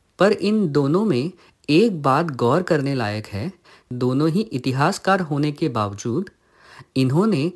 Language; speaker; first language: Hindi; non-native, local second language; Marathi